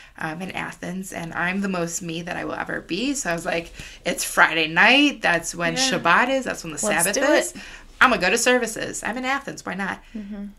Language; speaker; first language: English; native; English